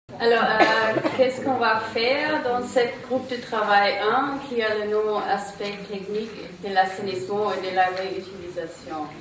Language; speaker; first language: French; non-native, learner; German